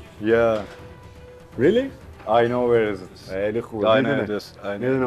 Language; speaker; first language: English; non-native, learner; Turkish